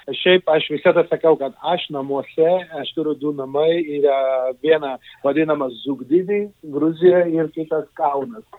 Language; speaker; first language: Lithuanian; non-native, fluent; Georgian